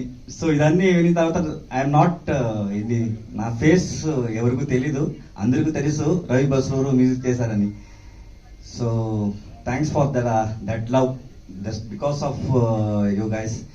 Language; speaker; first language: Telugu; non-native, learner; Kannada